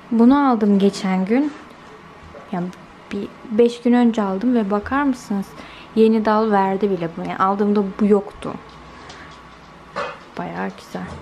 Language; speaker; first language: Turkish; native; Turkish